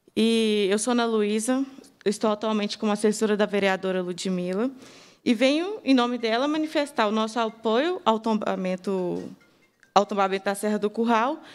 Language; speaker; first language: Portuguese; native; Portuguese